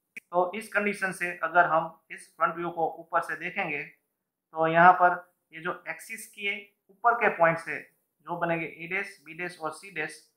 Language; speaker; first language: Hindi; non-native, local second language; Gujarati